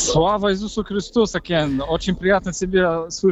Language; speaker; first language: Russian; non-native, fluent; Polish